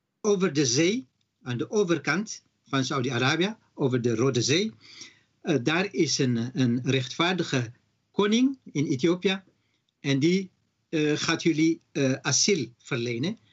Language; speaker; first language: Dutch; non-native, fluent; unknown